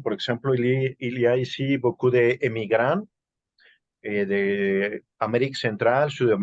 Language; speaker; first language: French; non-native, learner; Spanish